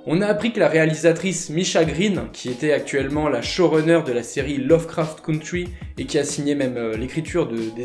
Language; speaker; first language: French; native; French